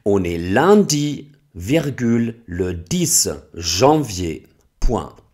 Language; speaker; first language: French; non-native, fluent; German